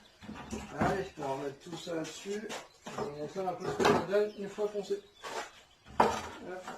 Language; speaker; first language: French; native; French